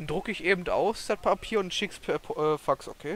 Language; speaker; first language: German; native; German